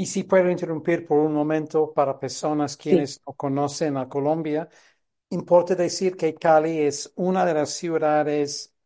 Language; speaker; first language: Spanish; non-native, fluent; English